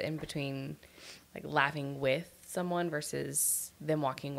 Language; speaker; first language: English; native; English